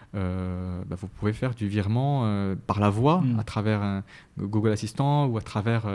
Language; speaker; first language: French; non-native, local second language; Arabic